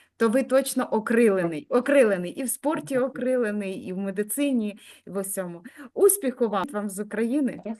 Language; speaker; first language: Ukrainian; native; Ukrainian